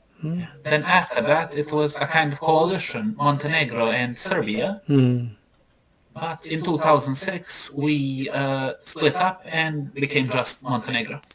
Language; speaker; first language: English; non-native, fluent; Serbian